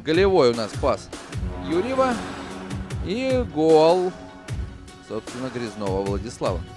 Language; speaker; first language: Russian; native; Russian